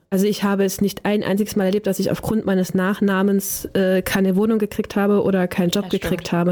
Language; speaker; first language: German; native; German